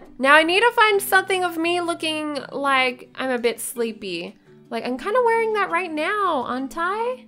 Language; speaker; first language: English; native; English